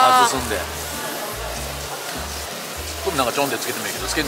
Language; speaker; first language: Japanese; native; Japanese